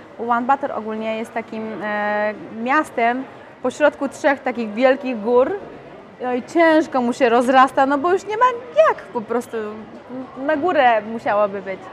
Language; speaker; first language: Polish; early bilingual, other home language; Mongolian